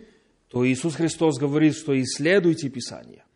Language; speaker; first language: Polish; non-native, learner; Russian